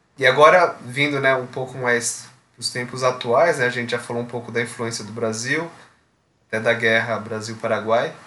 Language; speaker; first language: Portuguese; native; Portuguese